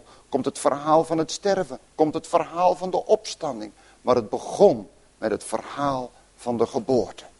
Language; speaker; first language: Dutch; native; Dutch